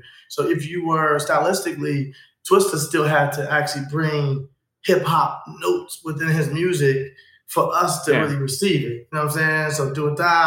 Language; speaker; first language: English; native; English